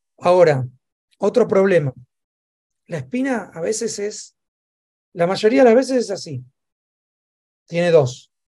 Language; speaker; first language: Spanish; native; Spanish